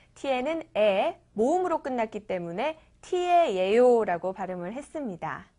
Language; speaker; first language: Korean; native; Korean